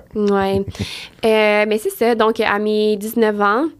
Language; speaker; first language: French; native; French